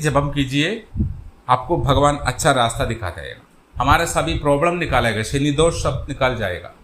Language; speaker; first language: Hindi; non-native, local second language; Malayalam